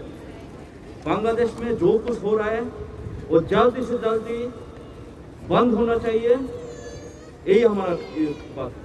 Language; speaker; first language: Hindi; non-native, learner; Bangla